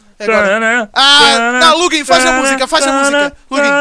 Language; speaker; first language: Portuguese; native; Portuguese